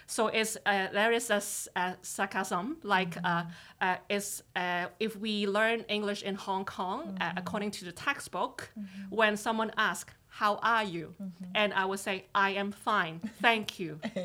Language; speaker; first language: English; non-native, local second language; Cantonese